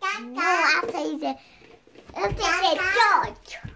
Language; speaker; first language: Romanian; early bilingual, heritage; Romanian